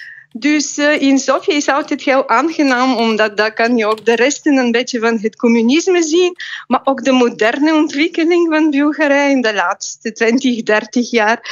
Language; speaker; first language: Dutch; non-native, fluent; Bulgarian